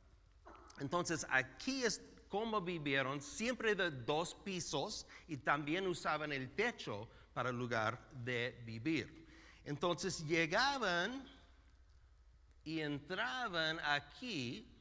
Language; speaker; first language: Spanish; non-native, fluent; English